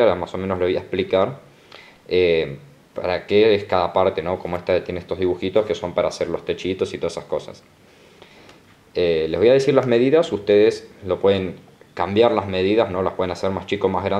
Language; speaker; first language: Spanish; native; Spanish